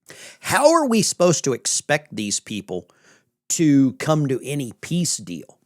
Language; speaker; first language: English; native; English